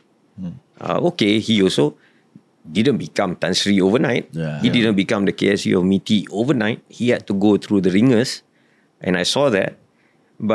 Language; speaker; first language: English; non-native, local second language; Malay